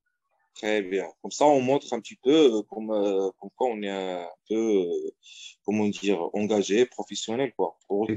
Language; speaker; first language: French; non-native, fluent; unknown